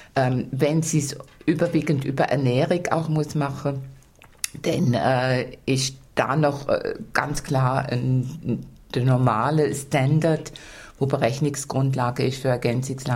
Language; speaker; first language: German; native; German